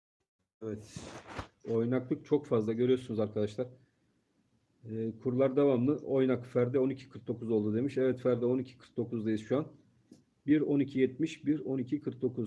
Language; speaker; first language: Turkish; native; Turkish